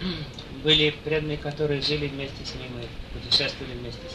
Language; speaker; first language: Russian; native; Russian